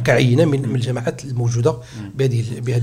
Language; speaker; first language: Arabic; native; Arabic